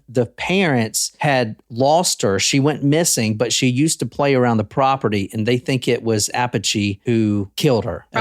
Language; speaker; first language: English; native; English